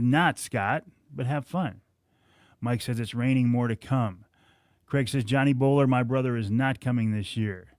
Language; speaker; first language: English; native; English